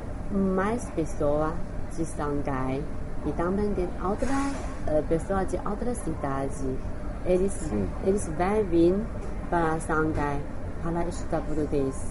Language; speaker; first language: Portuguese; non-native, learner; Chinese